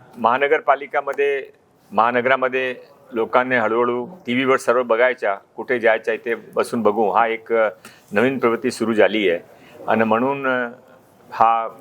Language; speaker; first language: Marathi; non-native, local second language; Hindi